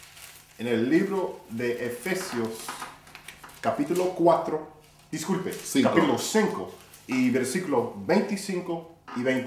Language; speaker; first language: Spanish; non-native, fluent; English